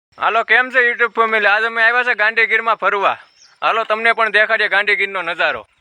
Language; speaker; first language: Gujarati; native; Gujarati